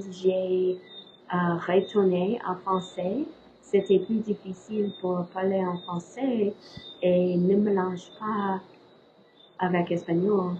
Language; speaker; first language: French; non-native, learner; English